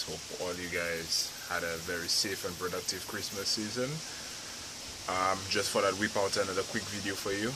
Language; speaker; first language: English; native; English